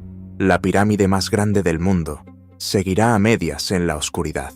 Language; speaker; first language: Spanish; native; Spanish